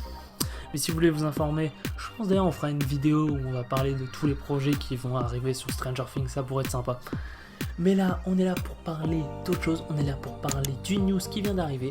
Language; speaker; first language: French; native; French